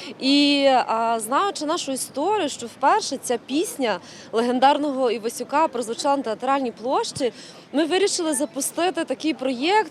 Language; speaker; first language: Ukrainian; native; Ukrainian